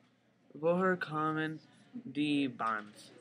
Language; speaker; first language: German; non-native, learner; English